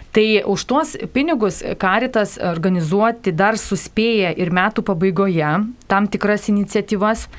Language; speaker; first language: Lithuanian; native; Lithuanian